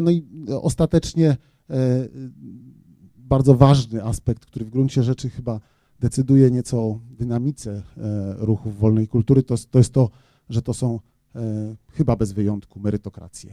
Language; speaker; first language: Polish; native; Polish